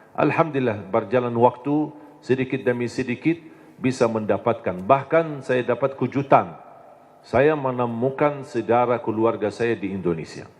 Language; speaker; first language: Indonesian; non-native, fluent; Arabic